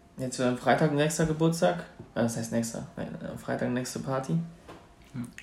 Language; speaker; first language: German; early bilingual, other home language; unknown